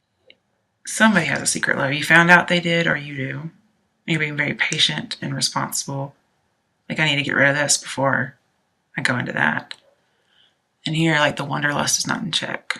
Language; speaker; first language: English; native; English